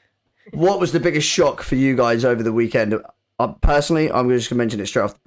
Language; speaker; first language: English; native; English